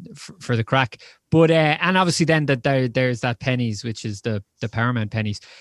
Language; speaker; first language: English; native; English